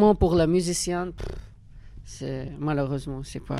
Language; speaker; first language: French; non-native, learner; Arabic